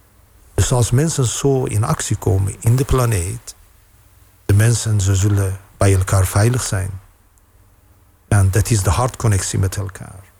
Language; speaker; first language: Dutch; non-native, fluent; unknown